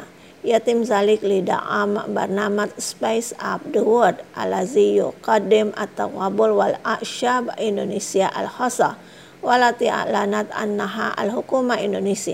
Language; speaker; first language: Arabic; non-native, fluent; Indonesian